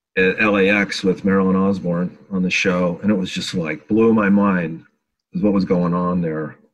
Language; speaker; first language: English; native; English